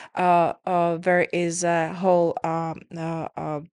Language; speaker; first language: English; non-native, fluent; Czech